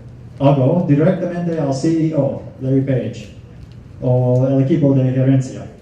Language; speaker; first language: Spanish; non-native, fluent; English